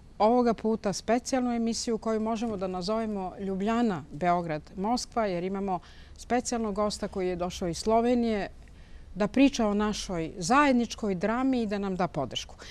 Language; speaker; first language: Bosnian; native; Bosnian